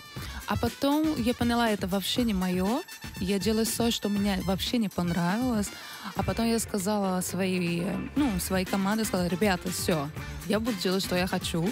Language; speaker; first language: Russian; non-native, learner; Portuguese